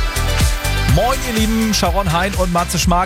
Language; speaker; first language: German; native; German